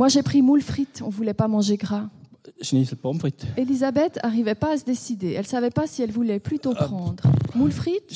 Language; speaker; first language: French; native; French